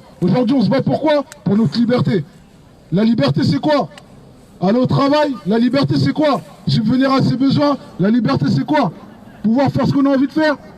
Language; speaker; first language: French; native; French